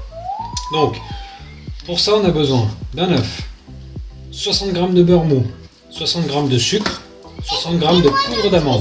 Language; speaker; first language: French; native; French